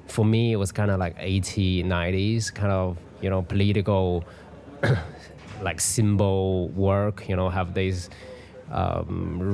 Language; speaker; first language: English; non-native, fluent; Chinese